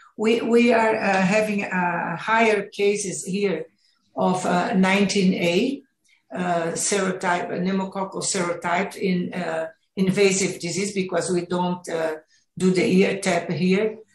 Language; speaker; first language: English; non-native, fluent; Portuguese